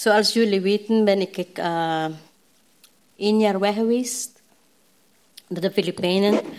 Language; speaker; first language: Dutch; non-native, learner; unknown